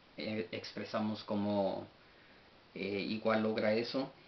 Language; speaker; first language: Spanish; native; Spanish